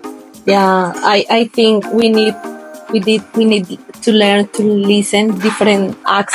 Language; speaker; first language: English; non-native, learner; Spanish